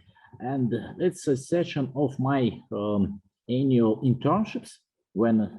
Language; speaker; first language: English; non-native, fluent; Russian